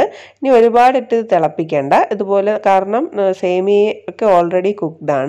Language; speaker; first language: Malayalam; native; Malayalam